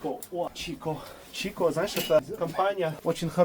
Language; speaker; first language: Russian; early bilingual, heritage; Russian